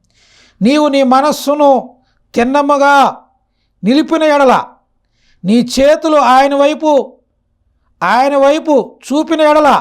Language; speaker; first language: Telugu; native; Telugu